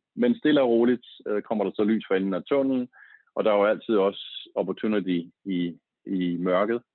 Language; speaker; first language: Danish; native; Danish